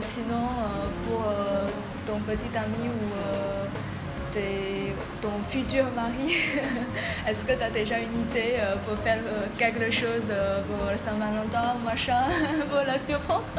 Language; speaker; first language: French; non-native, fluent; Chinese